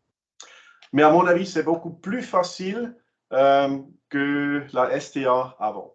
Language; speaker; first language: French; non-native, local second language; German